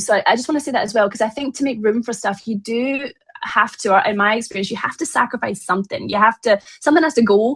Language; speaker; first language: English; native; English